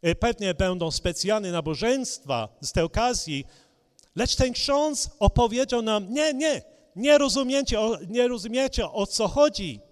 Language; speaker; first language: Polish; non-native, fluent; English